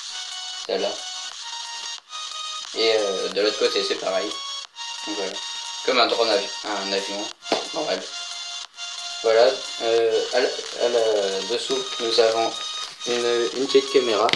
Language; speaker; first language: French; native; French